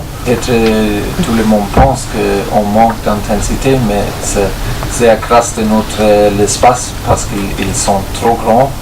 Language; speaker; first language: French; non-native, fluent; German